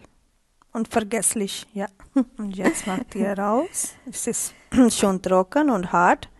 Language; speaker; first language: German; non-native, learner; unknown